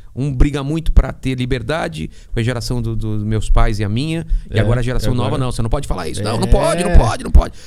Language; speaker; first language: Portuguese; native; Portuguese